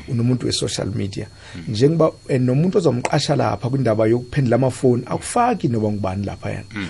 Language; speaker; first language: Zulu; non-native, local second language; Xhosa